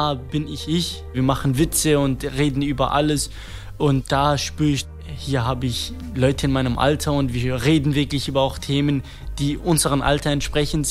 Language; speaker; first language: German; non-native, fluent; Kurdish